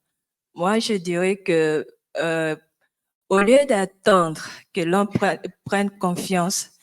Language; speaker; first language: French; non-native, local second language; Lingala